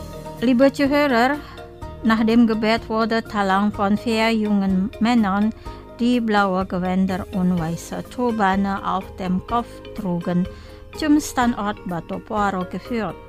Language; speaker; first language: German; non-native, fluent; Indonesian